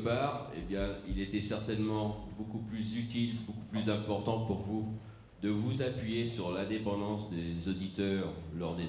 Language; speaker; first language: French; native; French